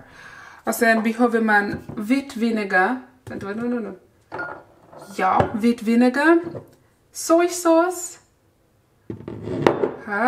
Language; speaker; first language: Swedish; non-native, learner; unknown